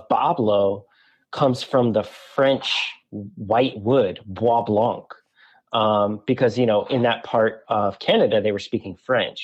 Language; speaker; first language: English; native; English